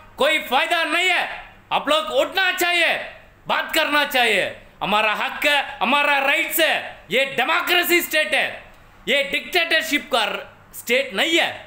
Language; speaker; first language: Hindi; non-native, local second language; Tamil